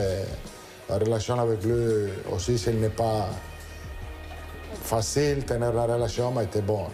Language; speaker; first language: French; non-native, learner; Italian